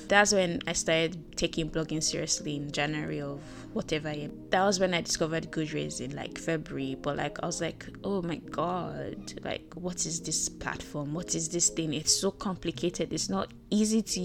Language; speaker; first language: English; non-native, local second language; Yoruba